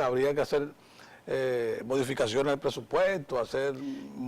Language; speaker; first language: Spanish; native; Spanish